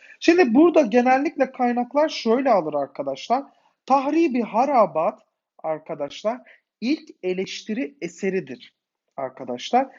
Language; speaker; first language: Turkish; native; Turkish